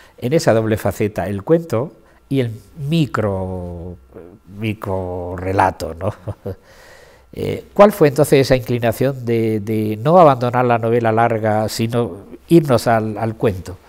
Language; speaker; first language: Spanish; native; Spanish